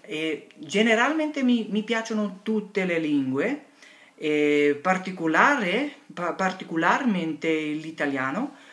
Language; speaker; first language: Italian; non-native, learner; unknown